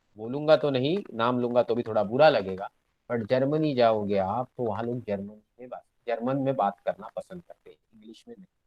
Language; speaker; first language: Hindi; non-native, local second language; Marathi